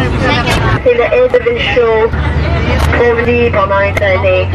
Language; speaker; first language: French; non-native, fluent; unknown